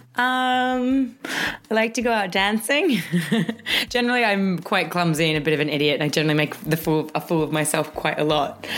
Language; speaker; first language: English; native; English